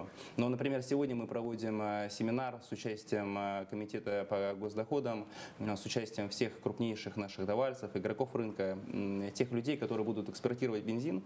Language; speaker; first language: Russian; native; Russian